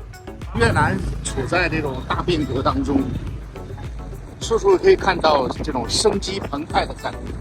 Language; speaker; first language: Chinese; native; Chinese